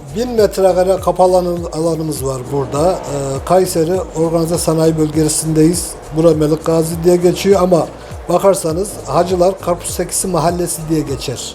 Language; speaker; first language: Turkish; native; Turkish